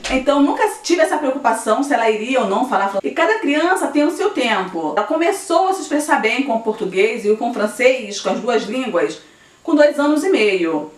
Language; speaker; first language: Portuguese; native; Portuguese